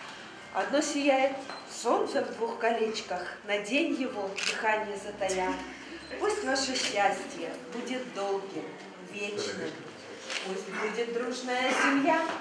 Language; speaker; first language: Russian; native; Russian